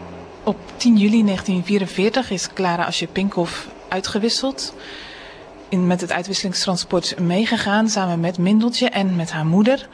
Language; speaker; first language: Dutch; native; Dutch